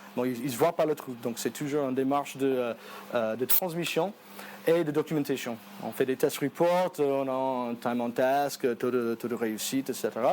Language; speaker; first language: French; non-native, fluent; English